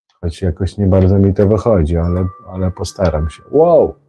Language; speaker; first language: Polish; native; Polish